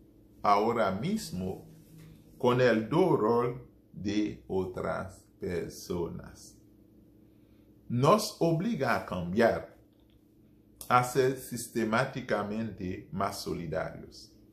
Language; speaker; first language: Spanish; non-native, fluent; Haitian Creole